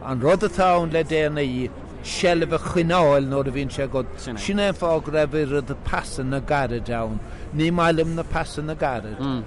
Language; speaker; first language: Irish; native; Irish